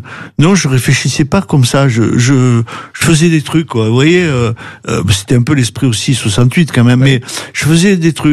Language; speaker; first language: French; native; French